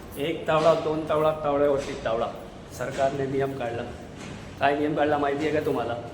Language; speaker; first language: Marathi; non-native, local second language; Hindi